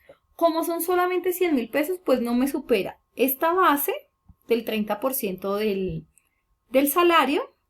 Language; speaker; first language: Spanish; native; Spanish